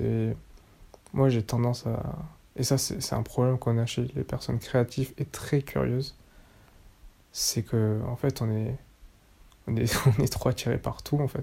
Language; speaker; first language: French; native; French